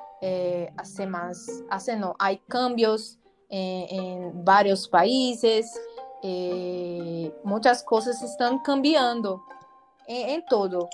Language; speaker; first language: Spanish; non-native, learner; Portuguese